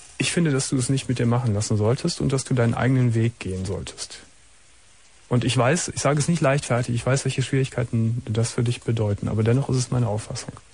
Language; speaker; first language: German; native; German